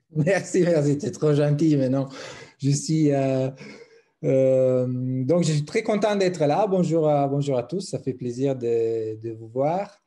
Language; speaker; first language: French; non-native, fluent; Italian